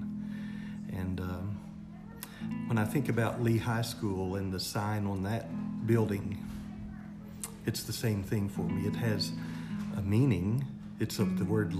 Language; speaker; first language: English; native; English